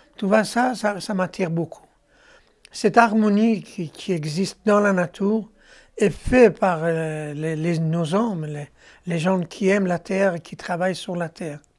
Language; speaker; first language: French; non-native, fluent; Persian